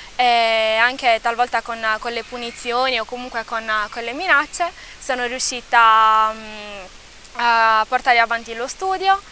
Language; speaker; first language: Italian; early bilingual, other home language; Portuguese